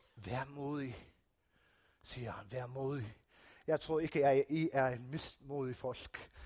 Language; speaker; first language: Danish; non-native, local second language; Faroese